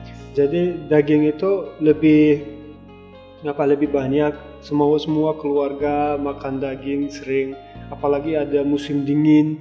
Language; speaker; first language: Indonesian; non-native, fluent; Turkmen